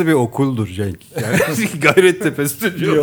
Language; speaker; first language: Turkish; native; Turkish